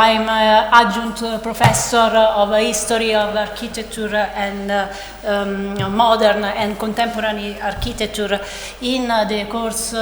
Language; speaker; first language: English; non-native, learner; Italian